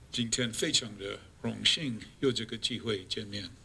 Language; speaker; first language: Chinese; non-native, fluent; English